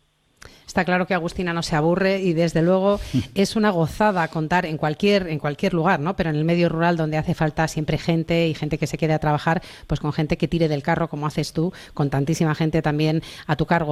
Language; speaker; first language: Spanish; native; Spanish